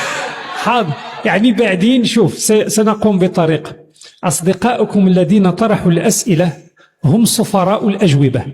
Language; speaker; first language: Arabic; native; Arabic